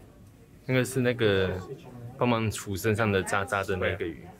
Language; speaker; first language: Chinese; native; Chinese